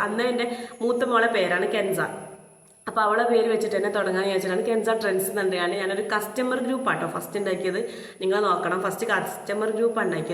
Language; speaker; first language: Malayalam; native; Malayalam